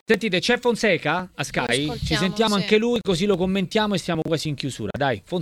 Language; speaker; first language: Italian; native; Italian